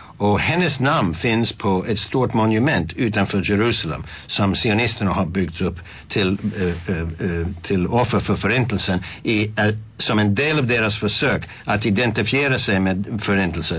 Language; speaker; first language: Swedish; non-native, fluent; English